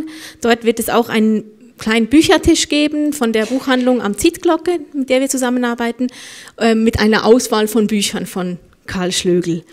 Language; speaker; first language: German; native; German